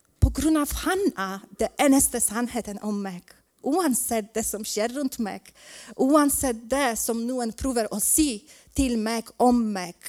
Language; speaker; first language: Swedish; non-native, learner; Polish